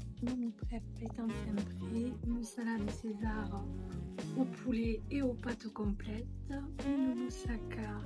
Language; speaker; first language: French; native; French